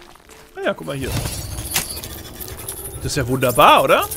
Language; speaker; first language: German; native; German